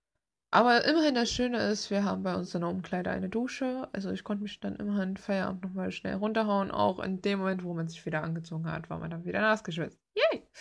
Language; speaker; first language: German; native; German